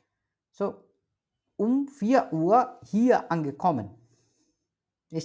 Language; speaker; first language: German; non-native, fluent; Bangla